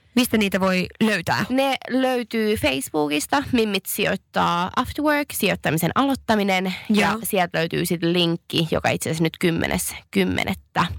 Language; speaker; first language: Finnish; early bilingual, heritage; Finnish